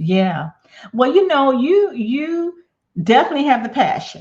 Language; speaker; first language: English; native; English